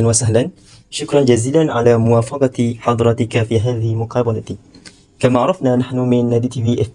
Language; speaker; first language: Arabic; non-native, fluent; Malay